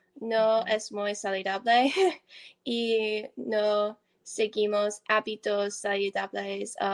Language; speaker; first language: Spanish; non-native, learner; English